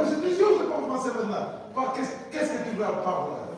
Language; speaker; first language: French; non-native, learner; Portuguese